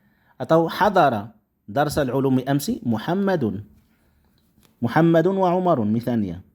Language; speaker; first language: Arabic; non-native, fluent; Indonesian